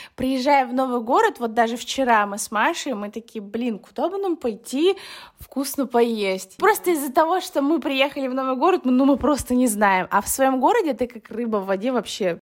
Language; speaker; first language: Russian; early bilingual, other home language; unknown